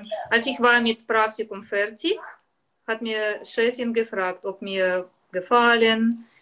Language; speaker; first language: German; non-native, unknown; Russian